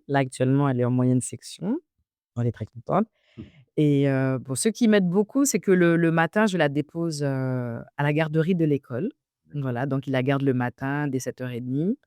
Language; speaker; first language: French; early bilingual, other home language; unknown